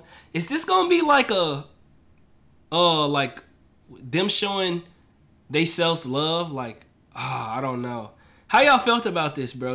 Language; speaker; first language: English; native; English